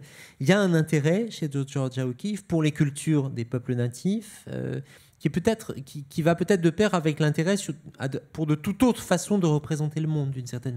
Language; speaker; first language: French; native; French